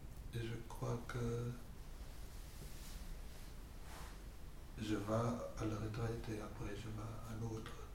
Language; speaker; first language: French; non-native, fluent; English